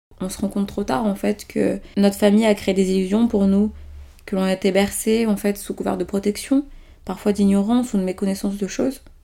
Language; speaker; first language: French; early bilingual, other home language; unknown